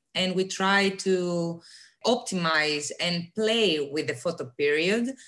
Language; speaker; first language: English; non-native, fluent; Greek